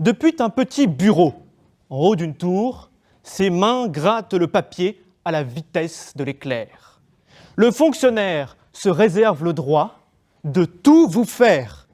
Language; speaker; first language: French; native; French